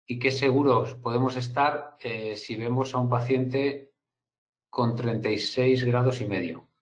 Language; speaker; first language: Spanish; native; Spanish